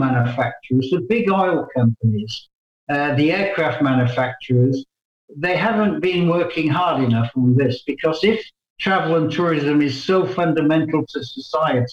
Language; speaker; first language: English; native; English